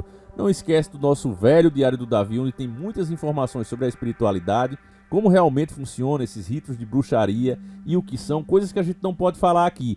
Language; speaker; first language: Portuguese; native; Portuguese